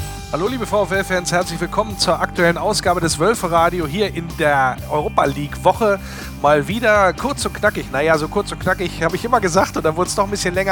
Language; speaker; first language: German; native; German